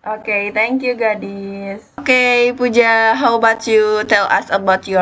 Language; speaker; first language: English; non-native, learner; Indonesian